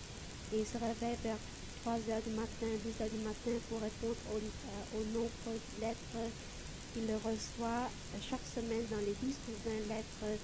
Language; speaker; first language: French; non-native, fluent; Vietnamese